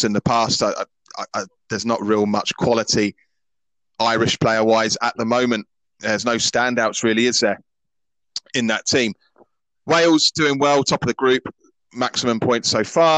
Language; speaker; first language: English; native; English